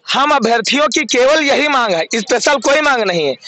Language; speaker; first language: Hindi; native; Hindi